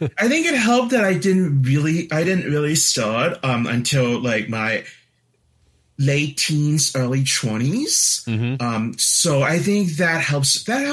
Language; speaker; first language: English; non-native, local second language; Cantonese